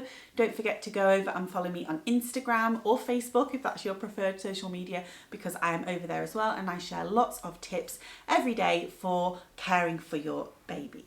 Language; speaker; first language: English; native; English